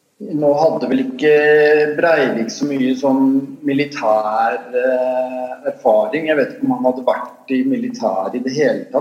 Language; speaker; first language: Norwegian; native; Norwegian